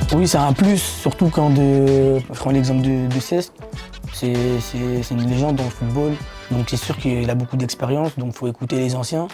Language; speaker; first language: French; early bilingual, other home language; Portuguese